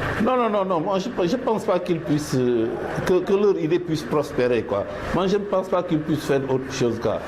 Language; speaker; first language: French; non-native, local second language; Wolof